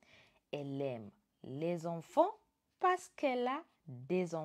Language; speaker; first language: French; non-native, fluent; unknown